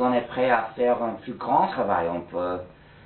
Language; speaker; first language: French; non-native, fluent; English